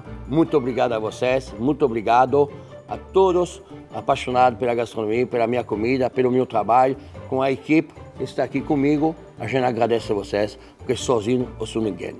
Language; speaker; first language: Portuguese; non-native, fluent; French